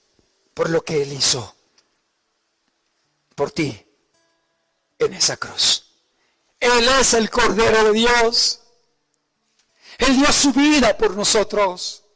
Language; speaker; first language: Spanish; native; Spanish